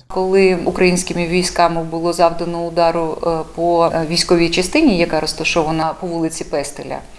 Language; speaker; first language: Ukrainian; native; Ukrainian